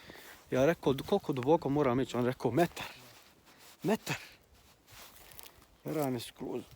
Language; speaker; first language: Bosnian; early bilingual, heritage; Croatian